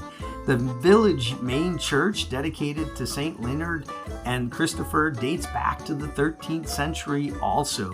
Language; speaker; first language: English; native; English